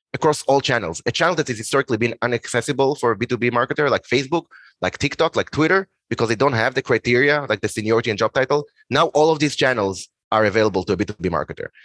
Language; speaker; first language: English; non-native, fluent; Hebrew